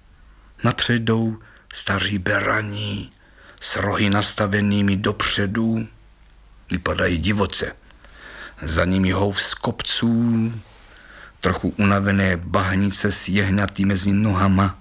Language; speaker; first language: Czech; native; Czech